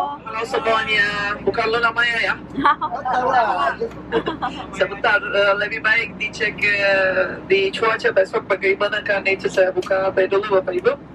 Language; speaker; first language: Indonesian; non-native, fluent; Turkish